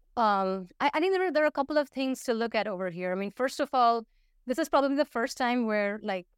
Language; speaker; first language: English; non-native, fluent; Hindi